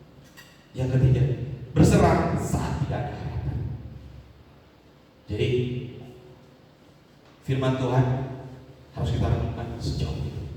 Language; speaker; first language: Indonesian; native; Indonesian